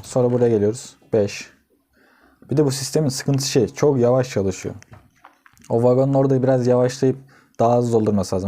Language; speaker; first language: Turkish; native; Turkish